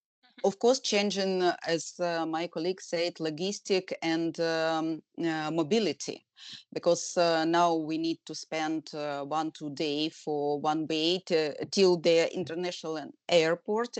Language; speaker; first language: English; non-native, learner; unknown